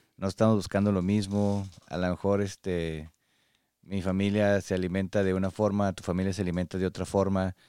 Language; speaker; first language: Spanish; native; Spanish